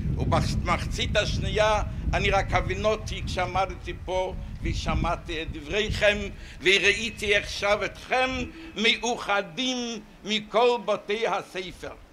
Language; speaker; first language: Hebrew; non-native, fluent; Yiddish